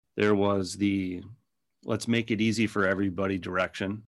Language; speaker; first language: English; native; English